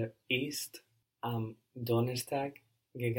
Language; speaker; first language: German; non-native, learner; English